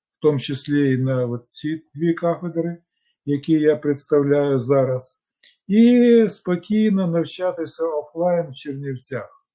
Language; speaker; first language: Ukrainian; non-native, local second language; Russian